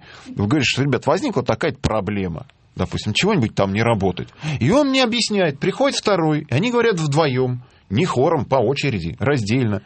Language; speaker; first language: Russian; native; Russian